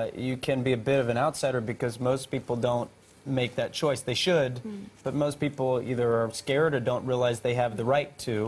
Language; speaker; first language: English; native; English